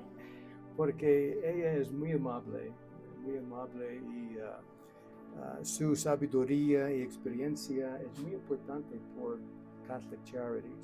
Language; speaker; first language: Spanish; non-native, learner; English